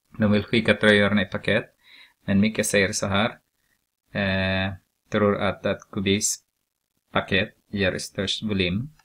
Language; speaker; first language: Swedish; non-native, fluent; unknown